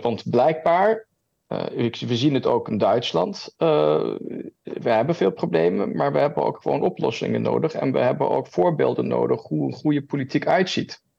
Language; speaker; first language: Dutch; early bilingual, heritage; German